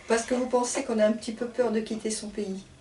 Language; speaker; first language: French; native; French